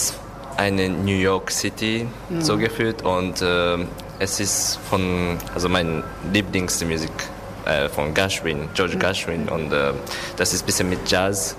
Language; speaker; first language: German; non-native, learner; Japanese